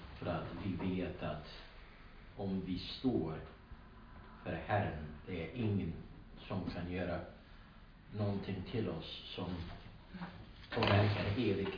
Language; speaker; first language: Swedish; non-native, learner; English